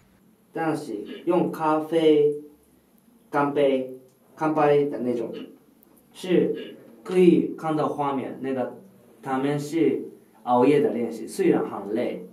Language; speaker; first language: Chinese; non-native, fluent; Japanese